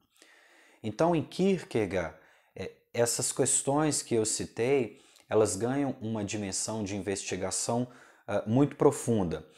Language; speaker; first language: Portuguese; native; Portuguese